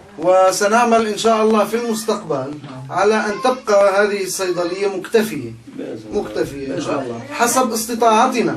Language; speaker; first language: Arabic; native; Arabic